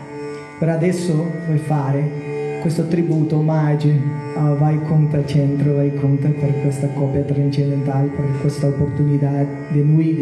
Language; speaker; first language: Italian; non-native, learner; Portuguese